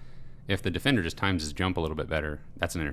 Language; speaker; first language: English; native; English